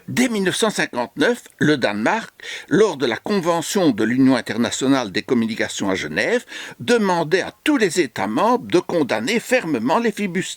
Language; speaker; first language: French; native; French